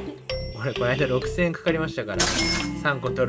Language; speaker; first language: Japanese; native; Japanese